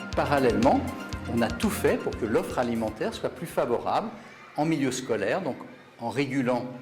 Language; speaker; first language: French; native; French